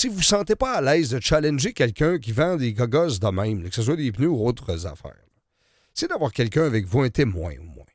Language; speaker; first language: French; native; French